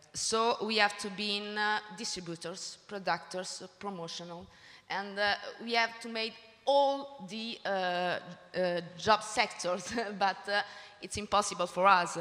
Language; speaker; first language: English; non-native, learner; Italian